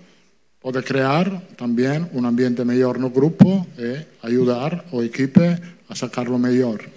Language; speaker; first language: Portuguese; non-native, fluent; Italian